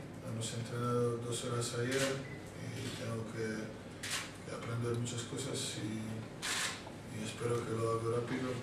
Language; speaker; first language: Spanish; non-native, fluent; Croatian